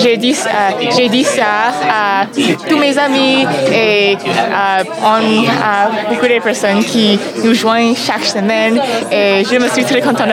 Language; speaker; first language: French; non-native, learner; English